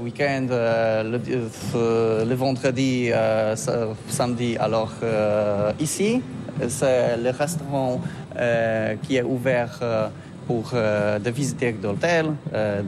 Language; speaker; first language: French; non-native, learner; Polish